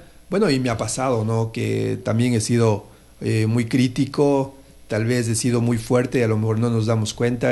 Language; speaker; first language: Spanish; native; Spanish